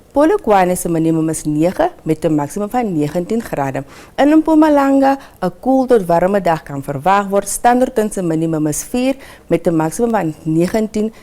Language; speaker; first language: Afrikaans; non-native, local second language; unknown